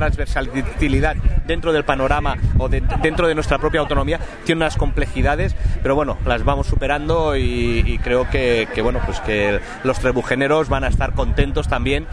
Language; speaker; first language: Spanish; native; Spanish